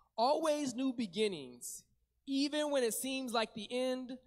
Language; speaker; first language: English; native; English